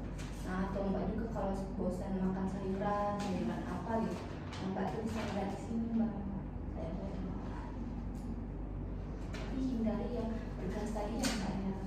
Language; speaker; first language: Indonesian; native; Indonesian